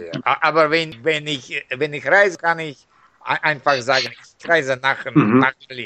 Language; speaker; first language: German; non-native, learner; Russian